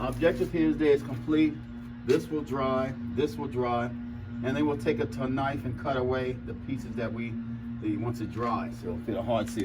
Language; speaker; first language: English; native; English